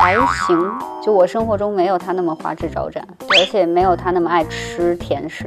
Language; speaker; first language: Chinese; native; Chinese